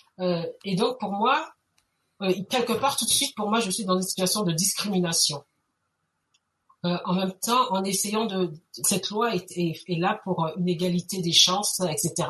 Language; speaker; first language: French; native; French